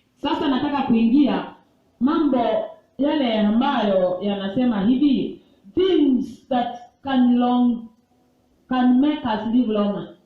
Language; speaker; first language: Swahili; non-native, local second language; Gusii